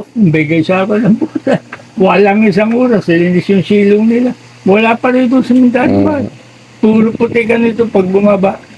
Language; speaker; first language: Filipino; non-native, local second language; Bikol